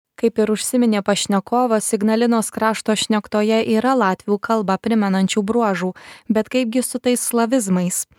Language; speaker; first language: Lithuanian; native; Lithuanian